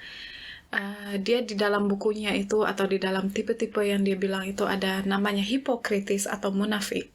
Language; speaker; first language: Indonesian; native; Indonesian